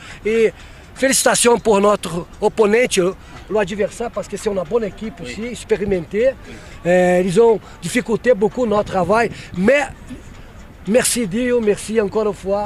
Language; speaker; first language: French; non-native, fluent; Portuguese